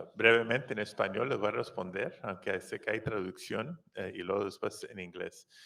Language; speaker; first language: Spanish; early bilingual, heritage; Spanish